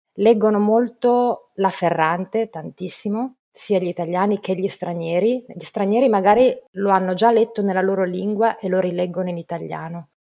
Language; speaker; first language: Italian; native; Italian